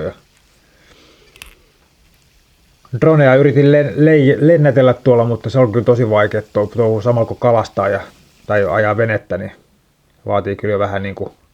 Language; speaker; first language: Finnish; native; Finnish